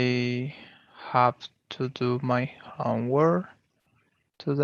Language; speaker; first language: English; non-native, learner; Portuguese